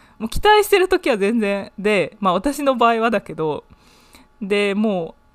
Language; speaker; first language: Japanese; native; Japanese